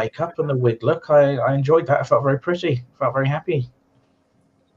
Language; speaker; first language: English; native; English